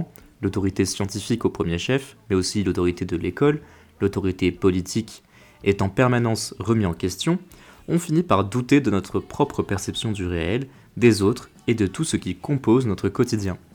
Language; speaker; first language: French; native; French